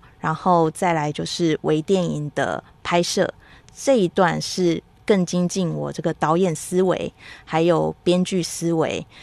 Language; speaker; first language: Chinese; native; Chinese